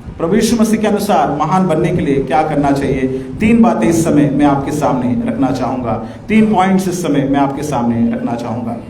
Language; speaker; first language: Hindi; non-native, local second language; Marathi